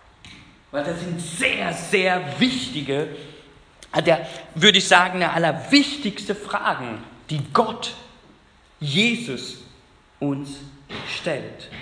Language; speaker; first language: German; non-native, fluent; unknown